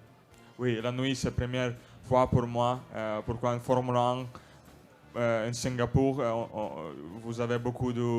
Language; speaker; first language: French; non-native, learner; Russian